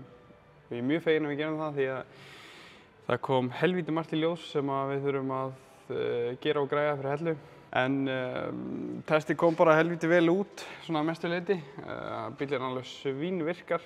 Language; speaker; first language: Icelandic; native; Icelandic